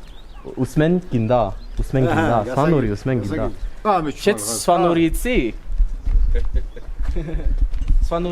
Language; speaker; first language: Georgian; non-native, learner; English